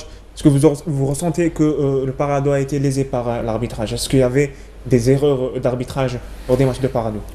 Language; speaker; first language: French; non-native, local second language; Arabic